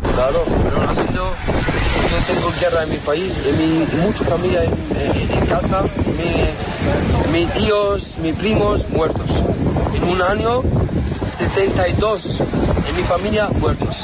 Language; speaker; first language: Spanish; non-native, learner; Arabic